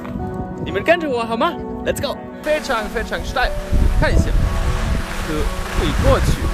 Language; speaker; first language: Chinese; non-native, learner; German